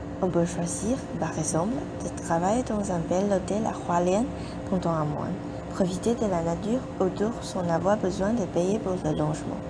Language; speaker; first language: French; non-native, learner; Chinese